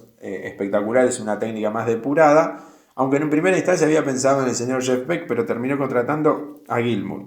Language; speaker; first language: Spanish; native; Spanish